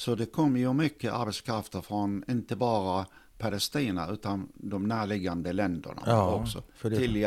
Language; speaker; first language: Swedish; non-native, fluent; Arabic